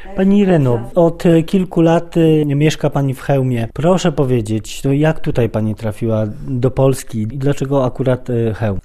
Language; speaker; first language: Polish; native; Polish